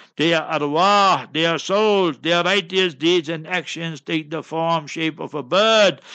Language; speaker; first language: English; native; English